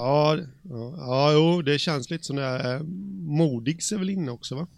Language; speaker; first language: Swedish; native; Swedish